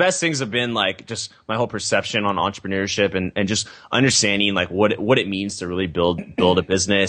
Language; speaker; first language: English; native; English